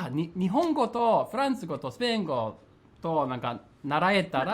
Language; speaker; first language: Japanese; non-native, fluent; English